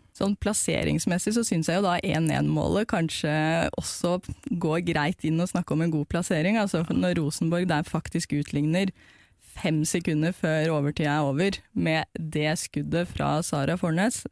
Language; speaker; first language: Norwegian; native; Norwegian